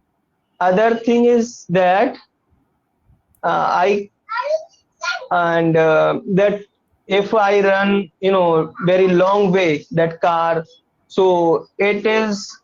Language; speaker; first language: English; non-native, learner; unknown